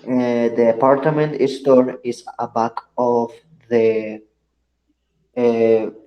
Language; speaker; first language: English; non-native, learner; Spanish